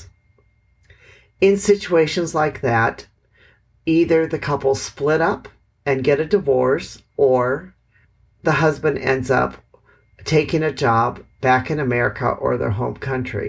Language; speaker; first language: English; native; English